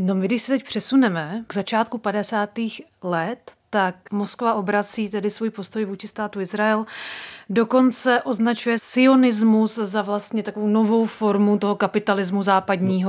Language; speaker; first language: Czech; native; Czech